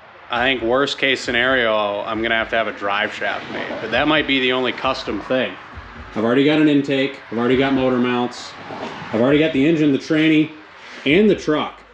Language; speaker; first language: English; native; English